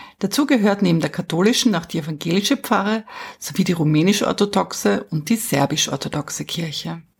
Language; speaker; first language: German; native; German